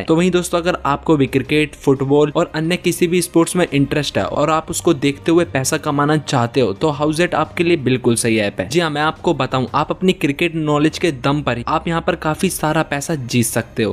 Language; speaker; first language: Hindi; native; Hindi